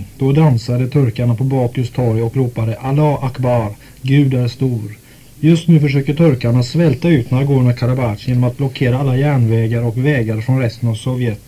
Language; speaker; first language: Swedish; native; Swedish